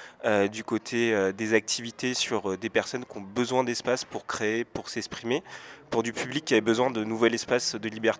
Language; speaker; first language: French; native; French